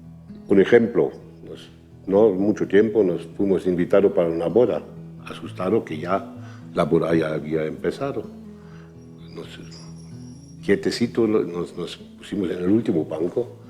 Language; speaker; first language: Spanish; non-native, fluent; German